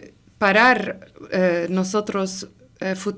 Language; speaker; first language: Spanish; non-native, learner; Arabic